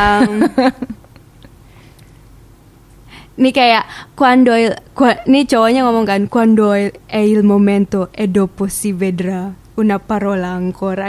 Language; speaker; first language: Italian; non-native, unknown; Indonesian